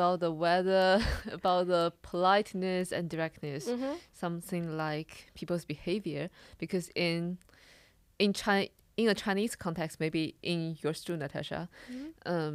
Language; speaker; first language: English; non-native, fluent; Chinese